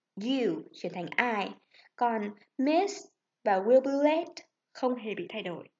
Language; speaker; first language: Vietnamese; native; Vietnamese